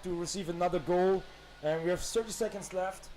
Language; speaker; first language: English; non-native, fluent; German